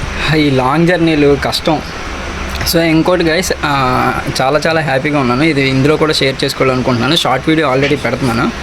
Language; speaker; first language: Telugu; native; Telugu